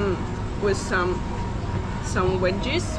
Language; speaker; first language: English; non-native, fluent; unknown